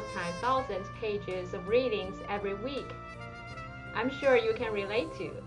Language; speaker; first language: English; non-native, fluent; Chinese